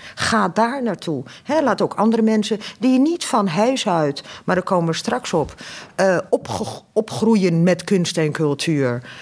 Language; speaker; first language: Dutch; early bilingual, other home language; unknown